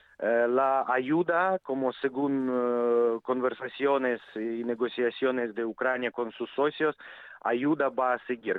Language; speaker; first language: Spanish; non-native, fluent; Ukrainian